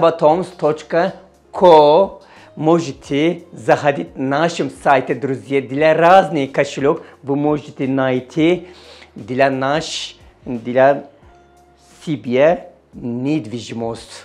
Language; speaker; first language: Russian; non-native, learner; Turkish